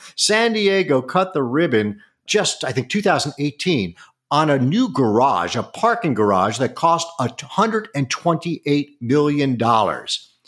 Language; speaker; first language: English; native; English